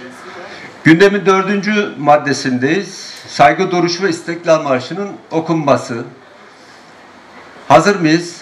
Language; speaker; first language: Turkish; native; Turkish